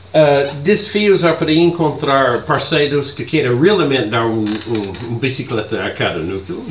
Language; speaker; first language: Portuguese; non-native, learner; English